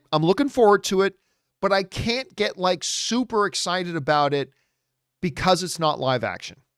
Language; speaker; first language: English; native; English